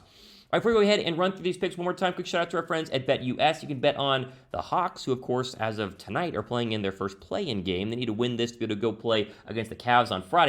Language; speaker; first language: English; native; English